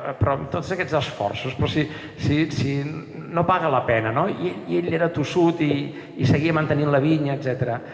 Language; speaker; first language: Catalan; native; Catalan